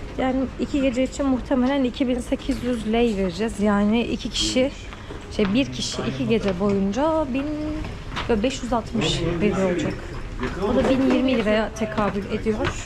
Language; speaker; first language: Turkish; native; Turkish